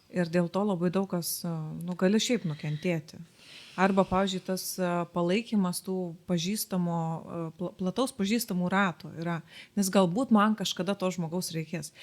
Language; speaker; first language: Lithuanian; native; Lithuanian